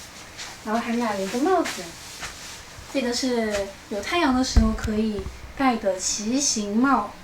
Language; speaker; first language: Chinese; native; Chinese